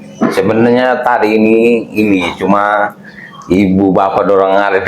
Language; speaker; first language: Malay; non-native, local second language; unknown